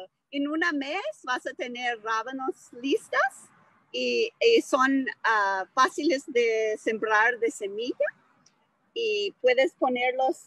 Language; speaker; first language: Spanish; non-native, fluent; English